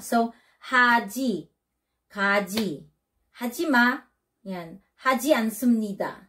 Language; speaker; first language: Korean; non-native, fluent; Filipino